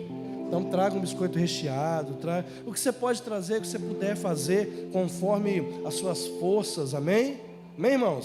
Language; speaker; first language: Portuguese; native; Portuguese